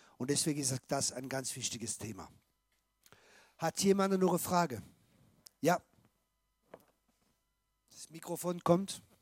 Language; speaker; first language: German; non-native, fluent; French